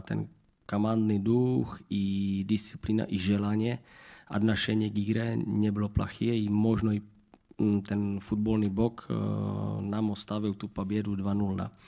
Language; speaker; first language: Russian; non-native, learner; Czech